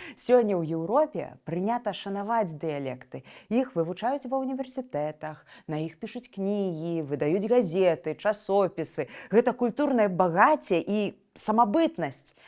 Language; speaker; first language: Belarusian; native; Belarusian